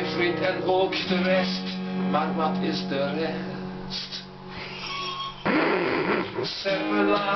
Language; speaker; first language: Dutch; non-native, local second language; French